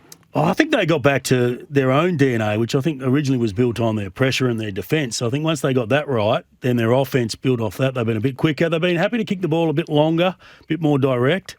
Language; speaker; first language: English; native; English